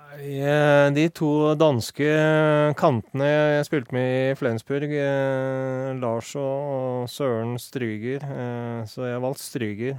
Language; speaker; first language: Norwegian; native; Norwegian